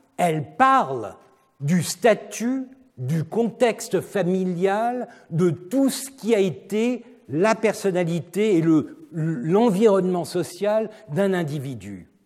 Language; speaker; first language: French; non-native, fluent; Turkish